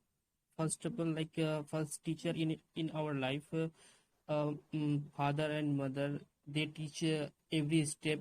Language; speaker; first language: English; non-native, learner; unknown